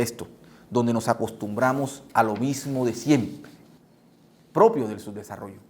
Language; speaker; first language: Spanish; native; Spanish